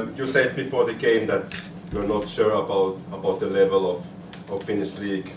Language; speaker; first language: English; non-native, fluent; Finnish